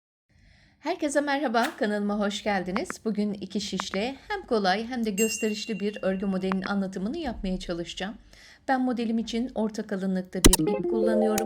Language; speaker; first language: Turkish; native; Turkish